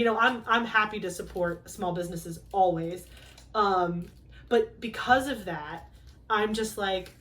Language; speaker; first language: English; native; English